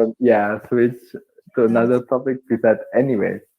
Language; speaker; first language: English; non-native, learner; Indonesian